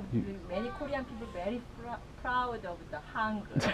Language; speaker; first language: English; non-native, learner; Korean